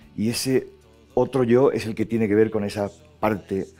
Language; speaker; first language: Spanish; native; Spanish